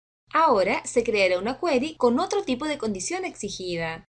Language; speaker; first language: Spanish; native; Spanish